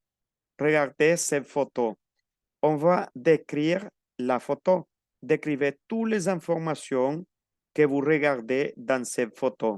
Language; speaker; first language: French; non-native, fluent; Spanish